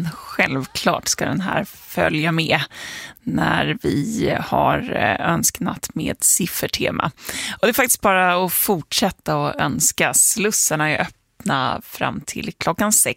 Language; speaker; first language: Swedish; native; Swedish